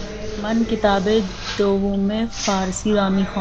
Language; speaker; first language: Persian; non-native, learner; Urdu